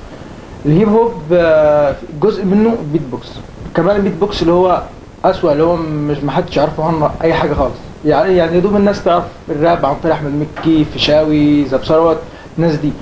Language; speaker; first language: Arabic; native; Arabic